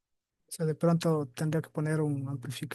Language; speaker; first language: Spanish; native; Spanish